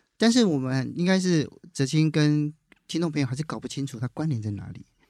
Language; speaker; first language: Chinese; native; Chinese